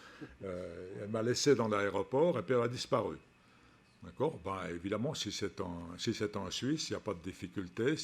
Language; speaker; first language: French; native; French